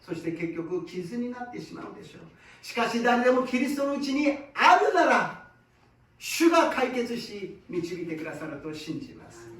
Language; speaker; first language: Japanese; non-native, fluent; Korean